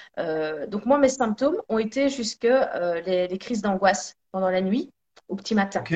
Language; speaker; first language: French; native; French